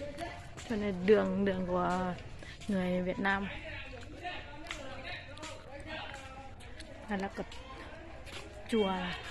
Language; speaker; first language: Vietnamese; non-native, learner; Lao